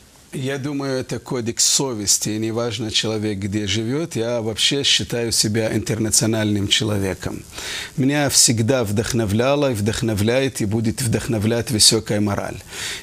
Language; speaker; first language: Russian; non-native, fluent; Arabic